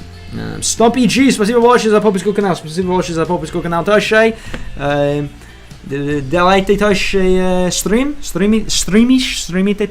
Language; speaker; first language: Russian; non-native, learner; English